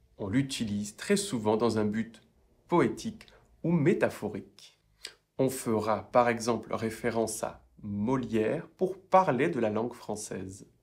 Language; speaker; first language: French; native; French